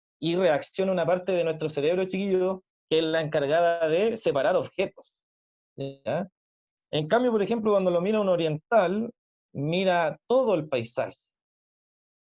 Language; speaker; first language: Spanish; native; Spanish